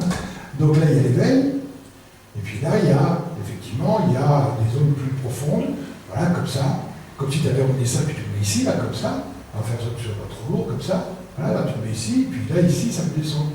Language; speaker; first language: French; native; French